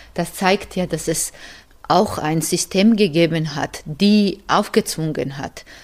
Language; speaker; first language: German; non-native, fluent; Georgian